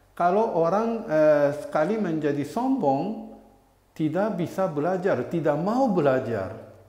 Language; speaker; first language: Indonesian; non-native, fluent; Japanese